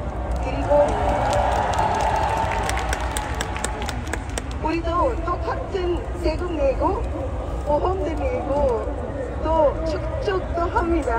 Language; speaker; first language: Korean; non-native, fluent; Sinhala